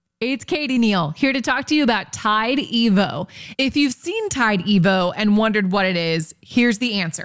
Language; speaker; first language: English; native; English